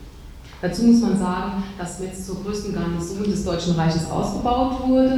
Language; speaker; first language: German; native; German